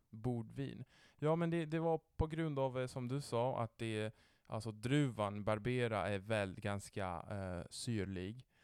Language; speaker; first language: Swedish; non-native, fluent; Italian